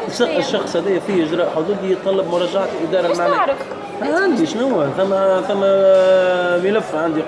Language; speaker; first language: Arabic; native; Arabic